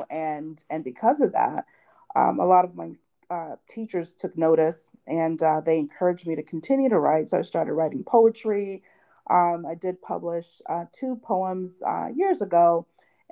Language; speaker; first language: English; early bilingual, other home language; Haitian Creole